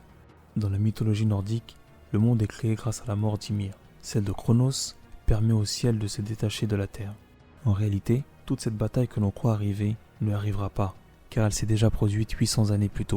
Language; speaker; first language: French; native; French